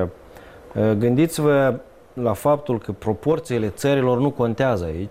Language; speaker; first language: Romanian; native; Romanian